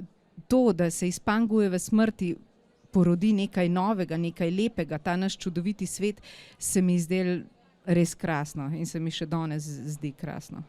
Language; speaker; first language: Slovenian; native; Slovenian